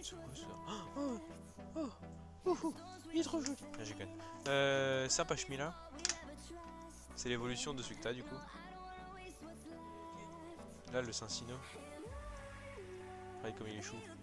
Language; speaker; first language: French; native; French